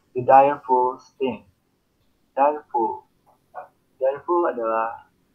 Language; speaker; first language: English; non-native, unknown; Indonesian